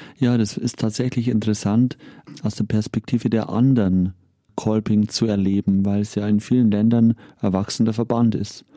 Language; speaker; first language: German; native; German